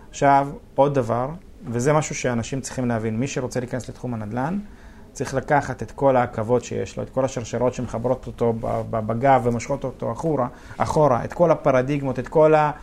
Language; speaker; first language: Hebrew; early bilingual, other home language; Russian